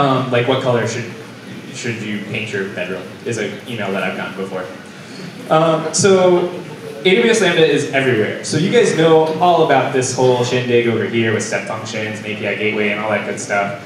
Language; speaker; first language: English; native; English